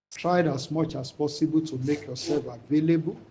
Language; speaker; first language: English; non-native, local second language; Yoruba